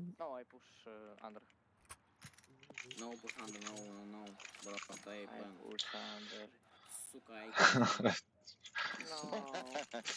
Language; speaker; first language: English; non-native, learner; Turkish